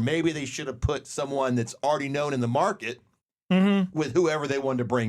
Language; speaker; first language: English; native; English